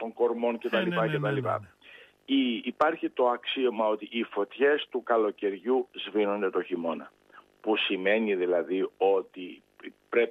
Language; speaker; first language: Greek; native; Greek